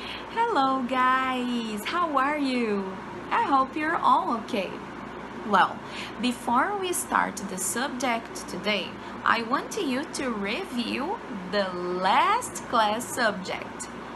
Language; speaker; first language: English; non-native, fluent; Portuguese